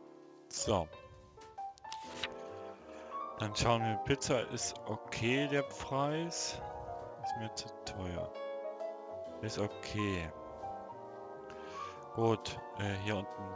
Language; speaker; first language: German; native; German